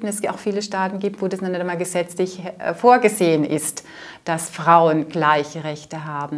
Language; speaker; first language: German; native; German